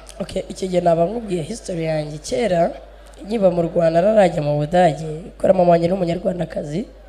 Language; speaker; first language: Kinyarwanda; early bilingual, heritage; Kinyarwanda